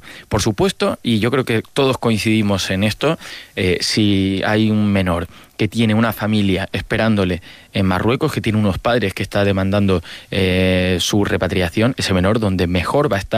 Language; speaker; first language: Spanish; native; Spanish